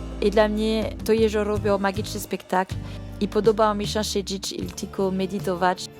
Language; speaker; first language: Polish; non-native, learner; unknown